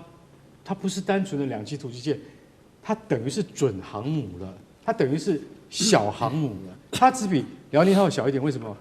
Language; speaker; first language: Chinese; native; Chinese